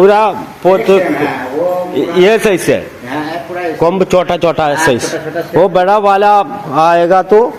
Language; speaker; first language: Hindi; non-native, local second language; Malayalam